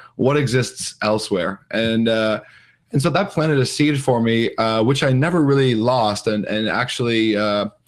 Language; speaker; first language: English; native; English